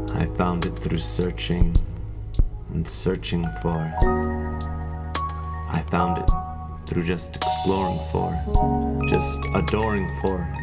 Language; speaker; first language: English; early bilingual, other home language; Spanish